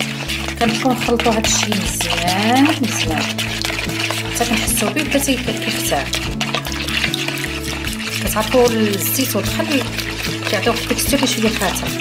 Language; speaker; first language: Arabic; native; Arabic